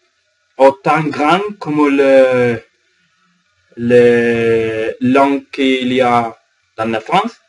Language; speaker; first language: French; non-native, learner; Spanish